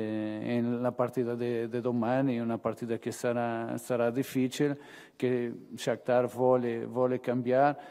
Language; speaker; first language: Italian; non-native, fluent; Portuguese